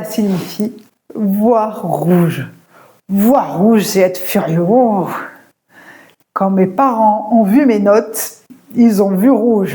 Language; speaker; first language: French; native; French